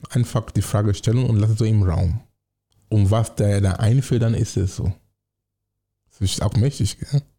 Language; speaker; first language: German; non-native, fluent; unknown